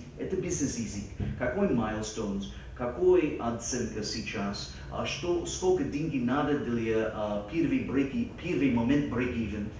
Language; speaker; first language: Russian; non-native, fluent; English